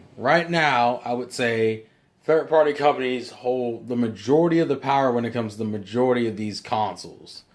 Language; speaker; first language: English; native; English